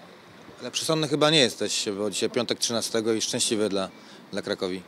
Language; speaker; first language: Polish; native; Polish